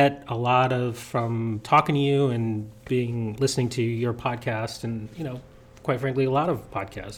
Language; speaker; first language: English; native; English